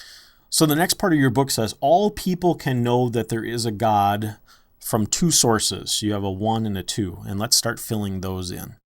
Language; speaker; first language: English; native; English